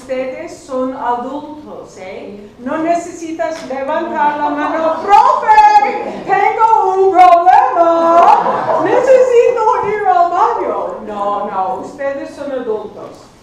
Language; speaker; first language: Spanish; non-native, fluent; English